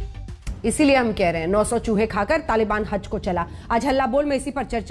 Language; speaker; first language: Hindi; native; Hindi